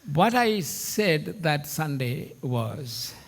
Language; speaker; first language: English; non-native, local second language; Hindi